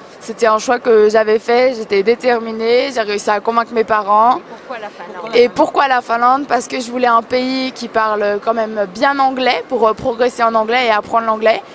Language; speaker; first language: French; native; French